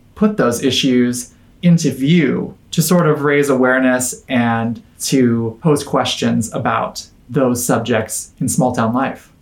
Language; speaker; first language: English; native; English